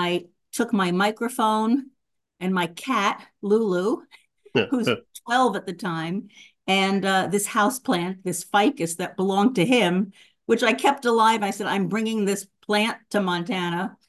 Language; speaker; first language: English; native; English